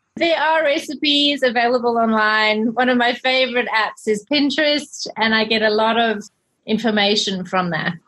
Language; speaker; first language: English; native; English